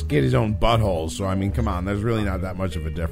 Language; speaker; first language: English; native; English